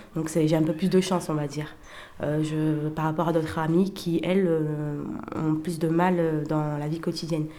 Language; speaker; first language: French; native; French